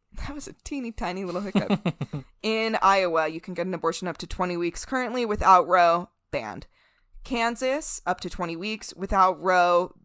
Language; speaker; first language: English; native; English